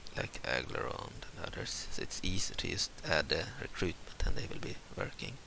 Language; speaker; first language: English; non-native, fluent; Swedish